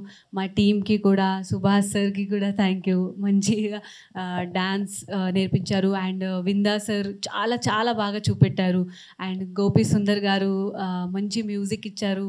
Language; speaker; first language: Telugu; non-native, fluent; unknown